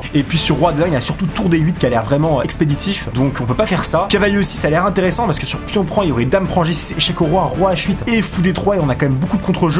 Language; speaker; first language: French; native; French